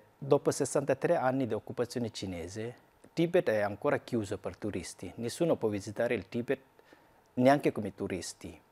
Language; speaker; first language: Italian; non-native, fluent; Tibetan